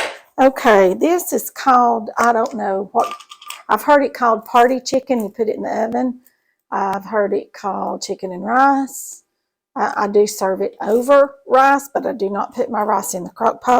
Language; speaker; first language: English; native; English